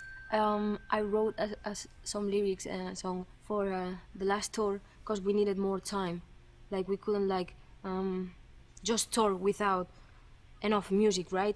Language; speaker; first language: English; non-native, fluent; Catalan